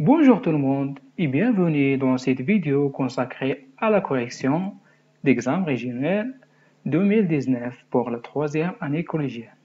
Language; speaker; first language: French; non-native, local second language; Arabic